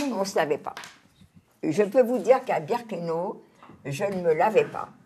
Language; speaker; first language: French; native; French